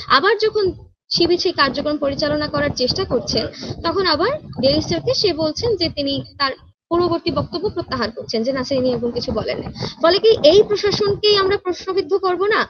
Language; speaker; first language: Bangla; native; Bangla